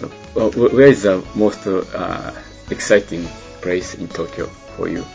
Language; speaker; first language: English; non-native, learner; Japanese